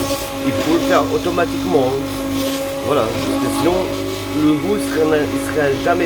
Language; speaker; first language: French; native; French